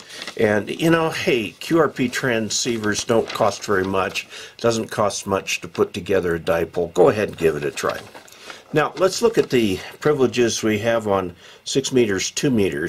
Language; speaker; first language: English; native; English